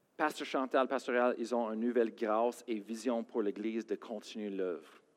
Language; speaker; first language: French; non-native, fluent; English